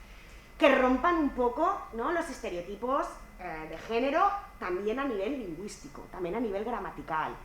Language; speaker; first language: Spanish; native; Spanish